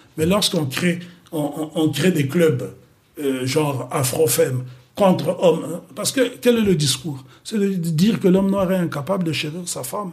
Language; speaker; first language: French; non-native, local second language; Kongo